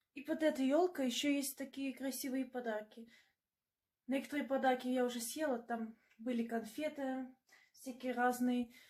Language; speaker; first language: Russian; non-native, learner; German